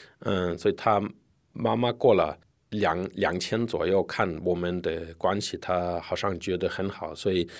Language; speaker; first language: Chinese; non-native, fluent; Danish